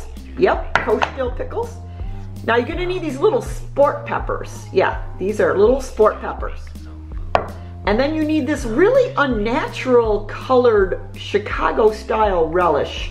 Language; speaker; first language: English; native; English